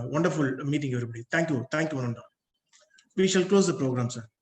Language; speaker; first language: English; non-native, local second language; Tamil